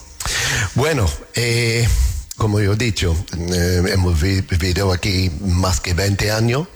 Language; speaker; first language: Spanish; non-native, learner; English